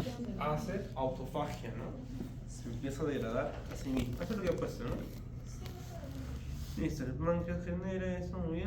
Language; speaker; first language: Spanish; native; Spanish